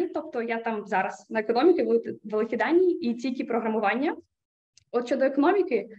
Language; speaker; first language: Ukrainian; native; Ukrainian